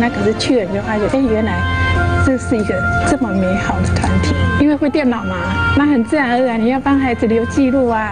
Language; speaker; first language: Chinese; native; Chinese